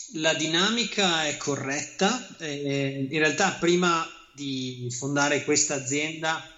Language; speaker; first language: Italian; native; Italian